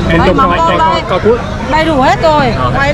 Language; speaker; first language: Vietnamese; native; Vietnamese